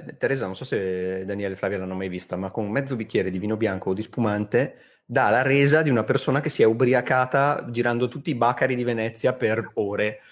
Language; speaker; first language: Italian; native; Italian